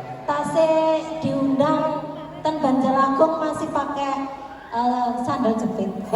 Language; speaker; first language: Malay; non-native, local second language; Javanese